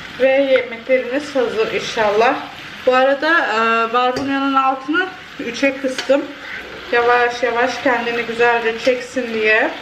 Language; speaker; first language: Turkish; early bilingual, heritage; Turkish